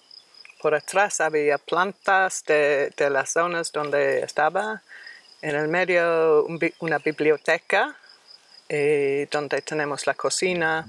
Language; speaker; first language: Spanish; non-native, fluent; English